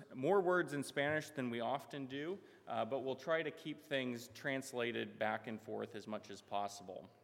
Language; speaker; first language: English; native; English